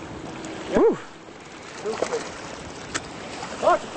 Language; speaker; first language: English; native; English